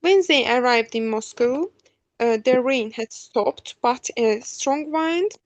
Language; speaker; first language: English; non-native, fluent; Azerbaijani